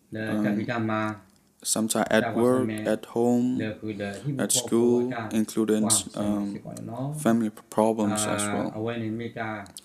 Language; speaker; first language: English; non-native, fluent; Burmese